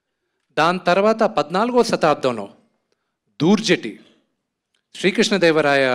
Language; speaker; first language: Telugu; native; Telugu